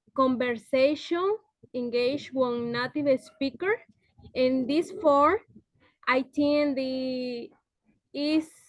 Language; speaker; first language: English; non-native, learner; Spanish